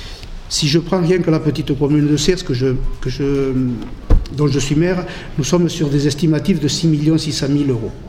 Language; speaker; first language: French; native; French